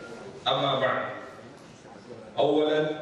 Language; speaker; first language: Arabic; non-native, fluent; Indonesian